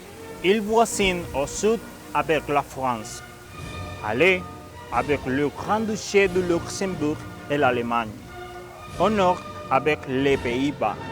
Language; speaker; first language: French; non-native, learner; Spanish